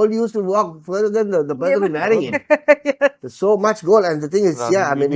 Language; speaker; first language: English; non-native, local second language; Sinhala